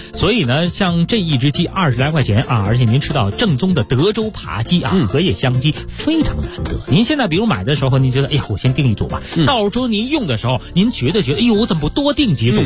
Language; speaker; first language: Chinese; native; Chinese